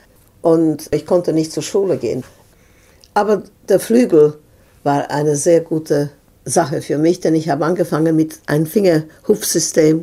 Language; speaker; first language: German; non-native, fluent; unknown